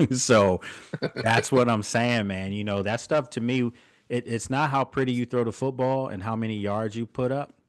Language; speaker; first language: English; native; English